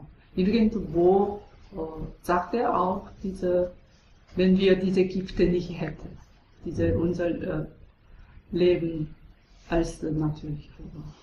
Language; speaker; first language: German; non-native, fluent; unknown